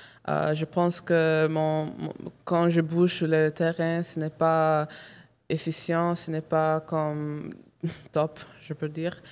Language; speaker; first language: French; non-native, local second language; English